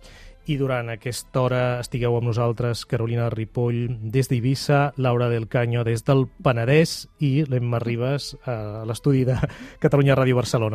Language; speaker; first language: Catalan; native; Catalan